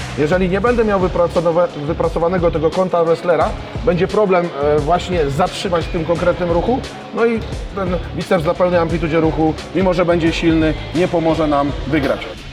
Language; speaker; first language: Polish; native; Polish